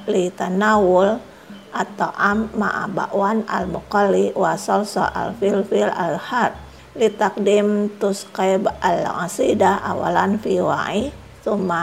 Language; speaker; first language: Arabic; non-native, fluent; Indonesian